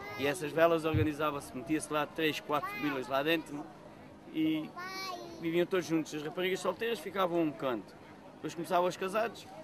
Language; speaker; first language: Portuguese; native; Portuguese